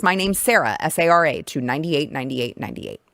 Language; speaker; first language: English; native; English